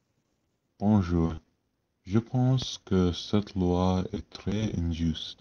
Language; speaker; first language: French; non-native, learner; English